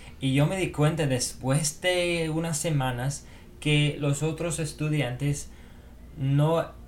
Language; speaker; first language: Spanish; non-native, fluent; English